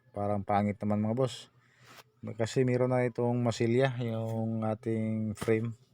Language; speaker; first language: Filipino; non-native, local second language; Cebuano